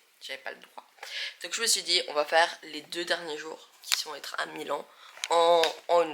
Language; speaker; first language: French; native; French